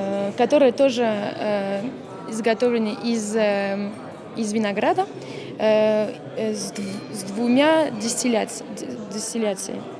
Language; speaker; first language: Russian; non-native, fluent; French